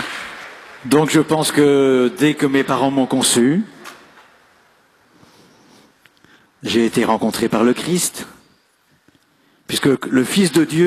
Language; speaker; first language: French; native; French